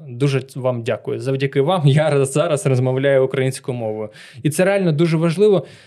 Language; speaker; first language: Ukrainian; non-native, local second language; Russian